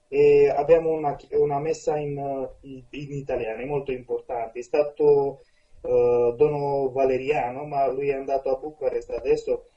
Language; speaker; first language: Italian; non-native, fluent; Romanian